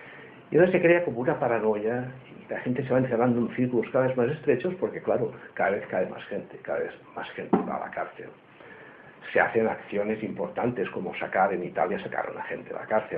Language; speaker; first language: Spanish; native; Spanish